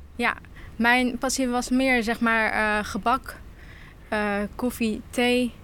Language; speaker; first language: Dutch; non-native, fluent; Turkish